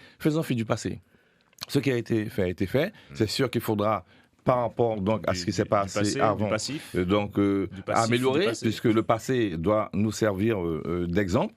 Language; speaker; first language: French; native; French